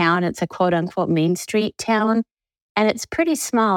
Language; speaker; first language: English; native; English